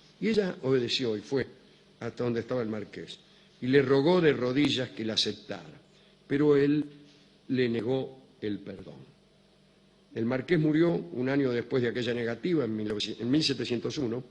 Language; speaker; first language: Spanish; native; Spanish